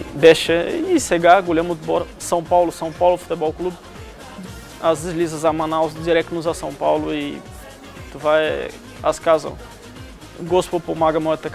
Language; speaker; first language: Bulgarian; non-native, learner; Portuguese